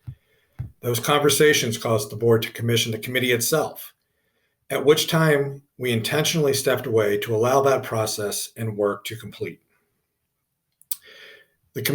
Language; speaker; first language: English; native; English